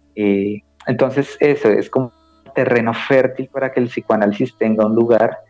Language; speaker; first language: Spanish; native; Spanish